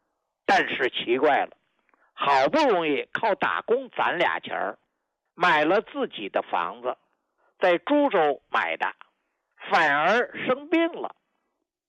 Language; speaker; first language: Chinese; native; Chinese